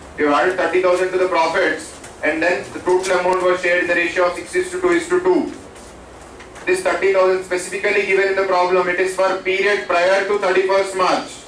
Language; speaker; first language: English; non-native, local second language; Telugu